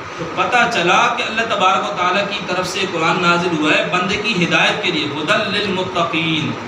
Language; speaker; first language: Urdu; non-native, local second language; Northern Hindko